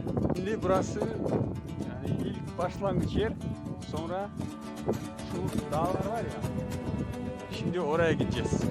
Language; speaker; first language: Turkish; non-native, fluent; Kyrgyz